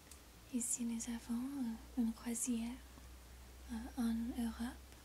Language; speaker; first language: French; non-native, learner; English